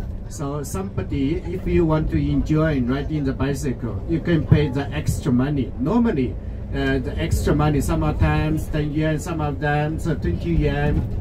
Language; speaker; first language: English; non-native, learner; Chinese